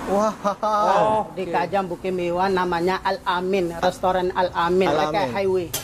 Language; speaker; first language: Malay; native; Malay